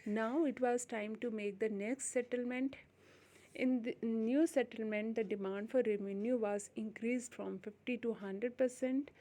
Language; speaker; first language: English; non-native, local second language; Hindi